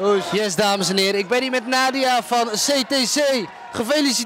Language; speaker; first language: Dutch; native; Dutch